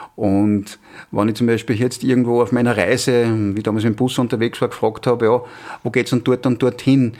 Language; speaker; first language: German; native; German